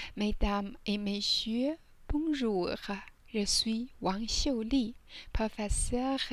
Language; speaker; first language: French; non-native, learner; Chinese